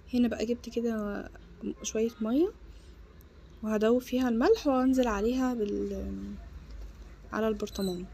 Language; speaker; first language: Arabic; native; Arabic